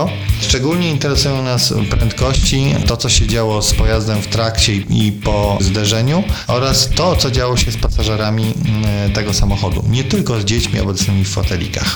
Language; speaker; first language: Polish; native; Polish